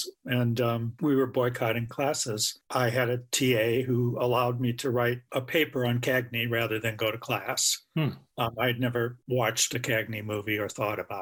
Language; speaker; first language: English; native; English